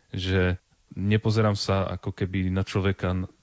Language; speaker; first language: Slovak; native; Slovak